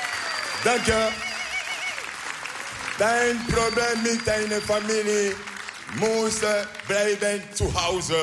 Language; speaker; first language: Dutch; non-native, learner; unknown